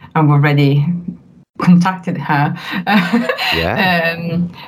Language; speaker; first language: English; non-native, fluent; Italian